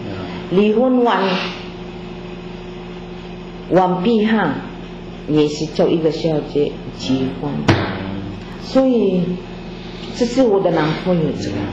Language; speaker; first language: Chinese; non-native, learner; Filipino